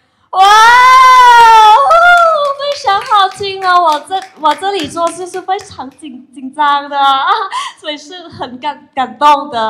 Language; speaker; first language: Chinese; non-native, fluent; Thai